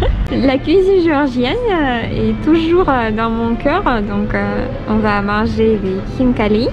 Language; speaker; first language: French; non-native, fluent; Russian